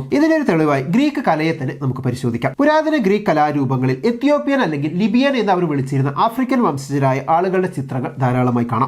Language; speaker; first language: Malayalam; native; Malayalam